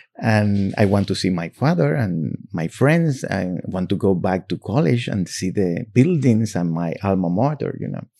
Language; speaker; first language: English; non-native, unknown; Spanish